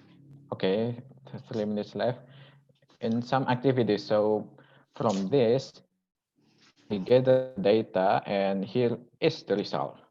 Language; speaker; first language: English; non-native, local second language; Indonesian